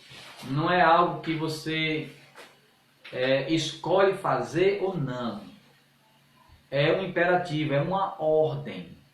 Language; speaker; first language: Portuguese; native; Portuguese